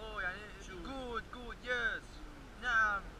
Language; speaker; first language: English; non-native, learner; Arabic